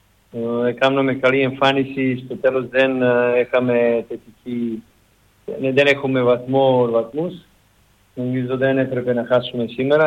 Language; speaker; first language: Greek; non-native, learner; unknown